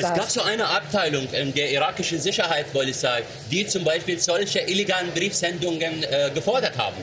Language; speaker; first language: German; non-native, fluent; Arabic